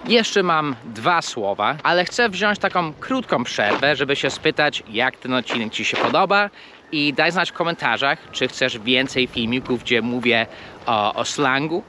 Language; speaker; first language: Polish; non-native, fluent; English